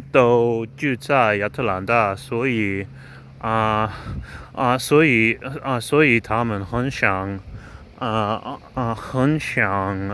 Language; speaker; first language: Chinese; non-native, learner; English